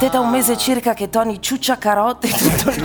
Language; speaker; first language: Italian; native; Italian